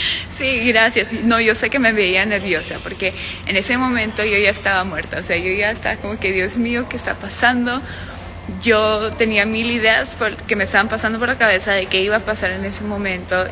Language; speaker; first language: Spanish; native; Spanish